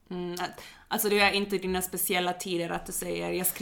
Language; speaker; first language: Swedish; non-native, fluent; German